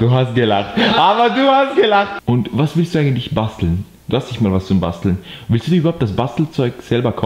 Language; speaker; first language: German; early bilingual, other home language; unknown